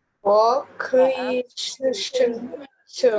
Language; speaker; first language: Chinese; non-native, learner; Indonesian